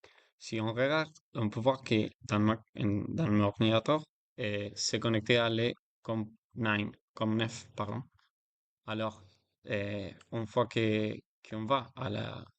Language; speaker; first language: French; non-native, learner; Spanish